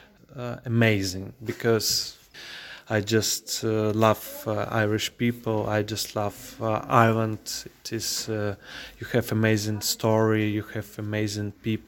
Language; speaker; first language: English; non-native, learner; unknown